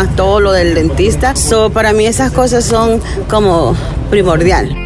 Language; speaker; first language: Spanish; native; Spanish